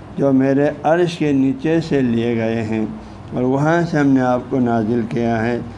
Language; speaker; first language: Urdu; non-native, local second language; Balti